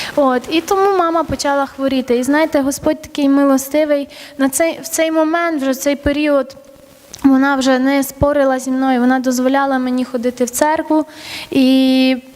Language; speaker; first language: Ukrainian; early bilingual, other home language; Armenian